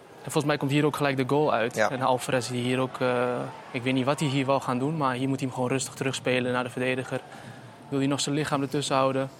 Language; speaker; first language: Dutch; early bilingual, other home language; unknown